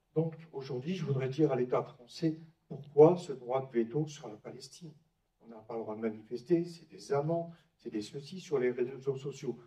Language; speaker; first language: French; native; French